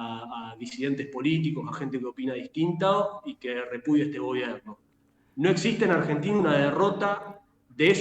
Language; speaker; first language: Spanish; native; Spanish